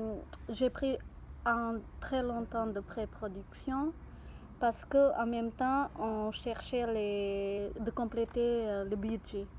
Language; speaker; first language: French; non-native, fluent; Portuguese